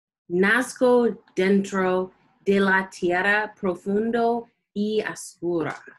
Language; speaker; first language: Spanish; non-native, learner; English